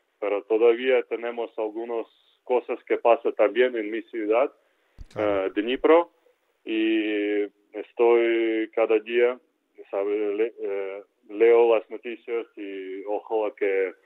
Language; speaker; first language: Spanish; non-native, learner; Ukrainian